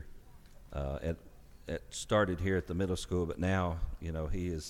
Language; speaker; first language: English; native; English